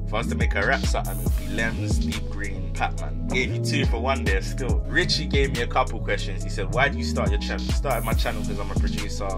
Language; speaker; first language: English; native; English